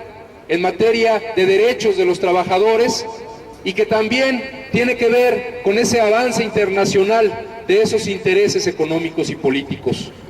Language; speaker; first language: Spanish; native; Spanish